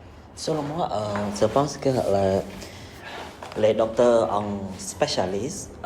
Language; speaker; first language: French; non-native, learner; Khmer